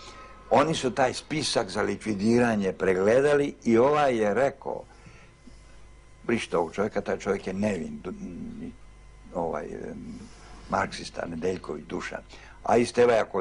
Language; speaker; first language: Bosnian; native; Bosnian